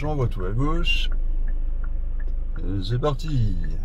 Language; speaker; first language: French; native; French